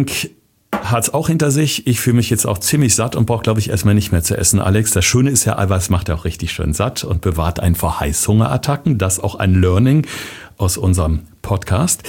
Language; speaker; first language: German; native; German